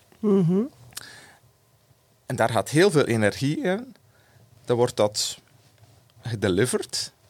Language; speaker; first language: Dutch; native; Dutch